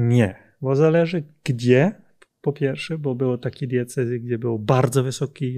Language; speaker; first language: Polish; non-native, fluent; Dutch